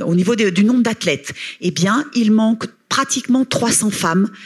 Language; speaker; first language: French; native; French